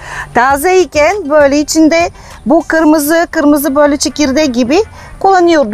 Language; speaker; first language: Turkish; non-native, fluent; Bulgarian